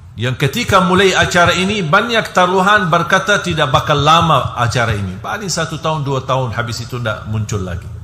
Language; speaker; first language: Indonesian; non-native, fluent; Arabic